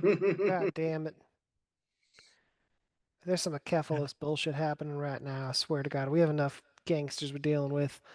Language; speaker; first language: English; native; English